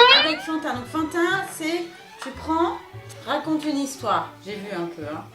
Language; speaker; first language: French; native; French